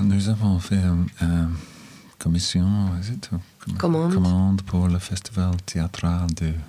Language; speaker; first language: French; non-native, learner; English